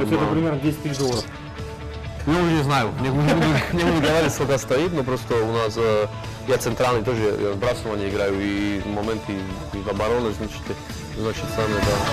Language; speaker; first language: Russian; non-native, learner; Slovak